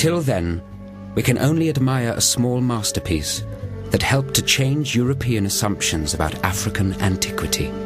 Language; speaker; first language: English; native; English